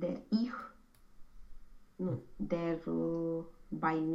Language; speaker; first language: German; non-native, learner; Romanian